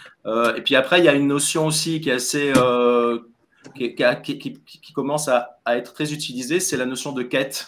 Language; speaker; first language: French; native; French